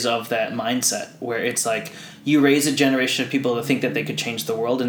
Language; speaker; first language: English; early bilingual, other home language; Filipino